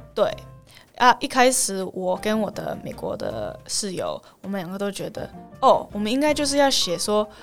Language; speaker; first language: Chinese; non-native, fluent; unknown